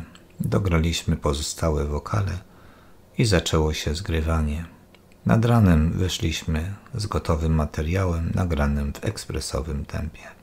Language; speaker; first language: Polish; native; Polish